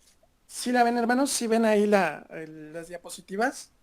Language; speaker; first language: Spanish; native; Spanish